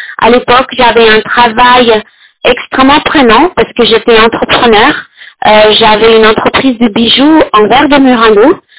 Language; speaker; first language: French; non-native, fluent; English